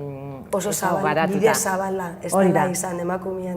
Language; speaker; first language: Basque; native; Basque